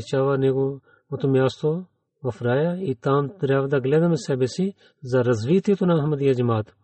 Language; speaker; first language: Bulgarian; non-native, learner; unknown